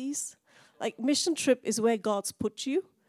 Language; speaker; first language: English; non-native, local second language; Tamil